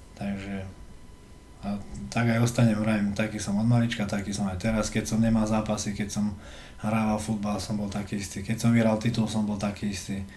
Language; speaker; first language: Slovak; early bilingual, heritage; Slovak